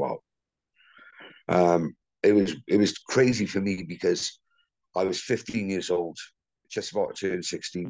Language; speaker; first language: English; native; English